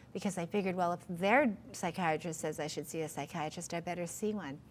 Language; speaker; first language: English; native; English